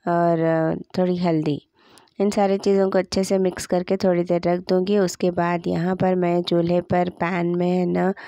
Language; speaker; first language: Hindi; native; Hindi